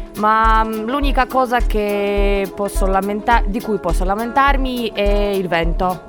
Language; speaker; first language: Italian; non-native, fluent; Russian